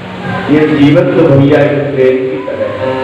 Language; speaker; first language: Hindi; native; Hindi